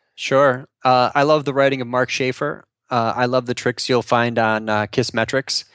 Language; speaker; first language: English; native; English